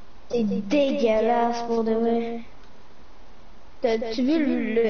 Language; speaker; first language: French; native; French